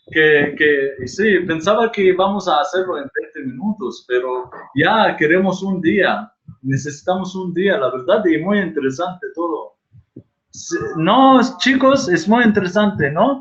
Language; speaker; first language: Spanish; non-native, fluent; Arabic